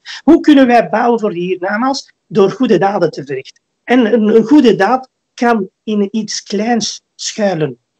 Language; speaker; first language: Dutch; early bilingual, other home language; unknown